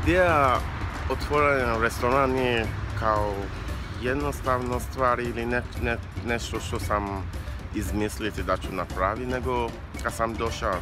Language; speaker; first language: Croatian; non-native, learner; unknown